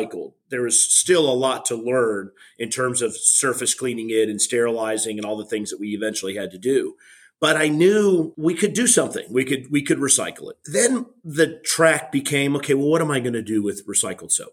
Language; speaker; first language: English; native; English